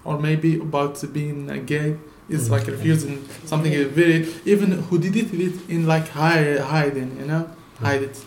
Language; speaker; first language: English; non-native, learner; Arabic